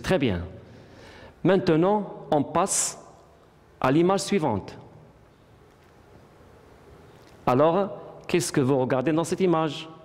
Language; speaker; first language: French; non-native, local second language; Arabic